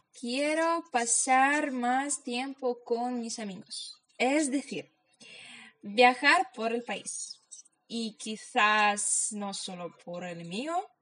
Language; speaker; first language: Spanish; non-native, fluent; Polish